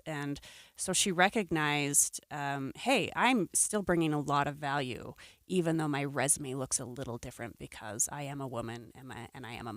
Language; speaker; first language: English; native; English